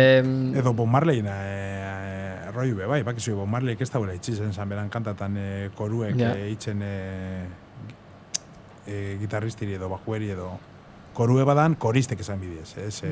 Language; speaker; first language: Basque; native; Basque